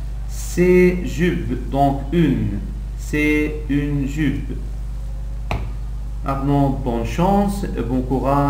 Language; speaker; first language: French; non-native, local second language; Arabic